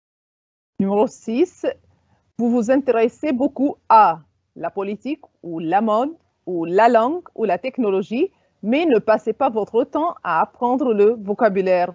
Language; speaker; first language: French; non-native, fluent; Arabic